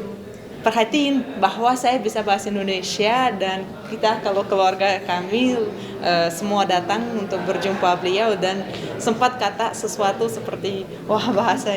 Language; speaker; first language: Indonesian; non-native, fluent; Russian